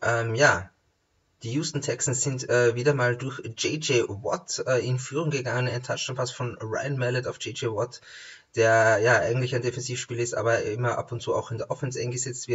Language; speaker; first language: German; native; German